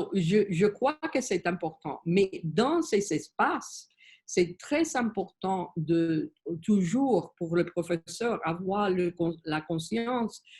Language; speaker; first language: French; non-native, learner; Spanish